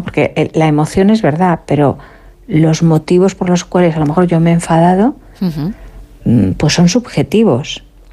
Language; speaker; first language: Spanish; native; Spanish